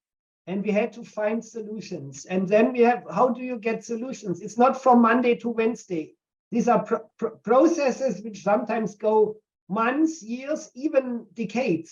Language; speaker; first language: English; non-native, fluent; German